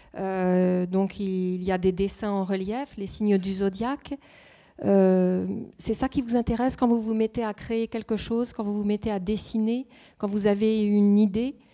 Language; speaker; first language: French; native; French